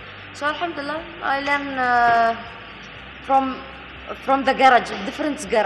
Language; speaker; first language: English; non-native, learner; Arabic